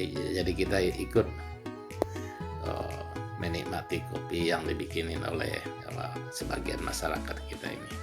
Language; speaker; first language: Indonesian; non-native, local second language; Minangkabau